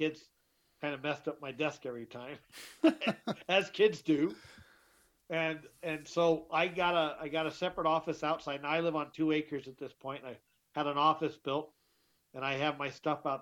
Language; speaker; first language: English; native; English